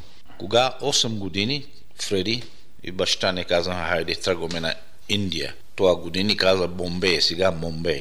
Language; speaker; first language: Bulgarian; non-native, learner; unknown